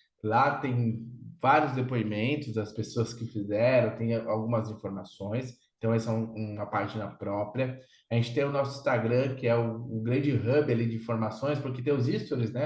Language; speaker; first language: Portuguese; native; Portuguese